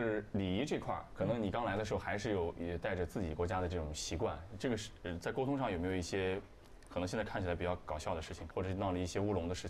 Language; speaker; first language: Chinese; native; Chinese